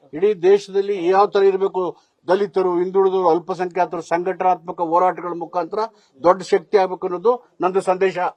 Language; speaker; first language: Kannada; native; Kannada